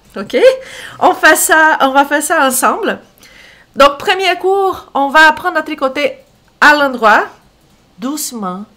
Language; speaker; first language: French; non-native, fluent; Portuguese